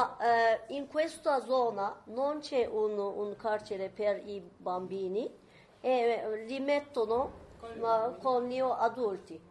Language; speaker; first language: Italian; non-native, learner; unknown